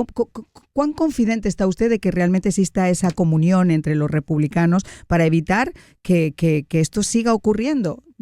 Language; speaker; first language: Spanish; native; Spanish